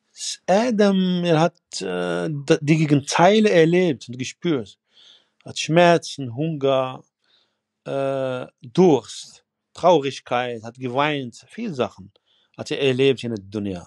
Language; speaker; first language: German; non-native, fluent; Arabic